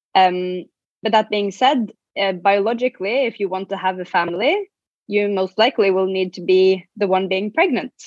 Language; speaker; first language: English; non-native, fluent; Norwegian